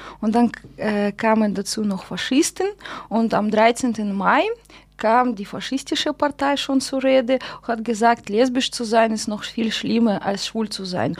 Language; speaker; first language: German; non-native, fluent; Russian